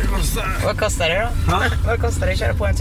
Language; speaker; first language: Swedish; native; Swedish